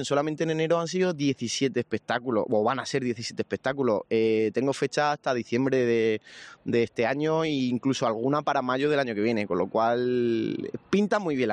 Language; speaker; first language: Spanish; native; Spanish